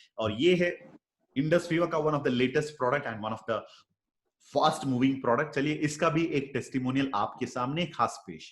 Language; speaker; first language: Hindi; non-native, local second language; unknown